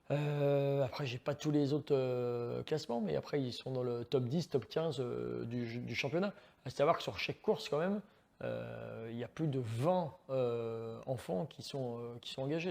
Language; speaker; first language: French; native; French